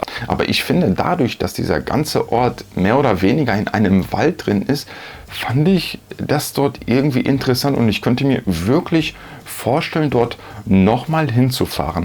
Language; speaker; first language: German; native; German